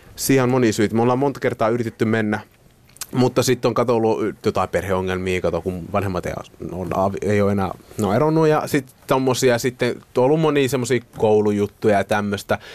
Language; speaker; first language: Finnish; early bilingual, other home language; Somali